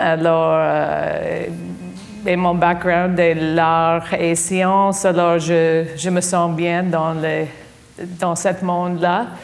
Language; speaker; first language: French; non-native, fluent; English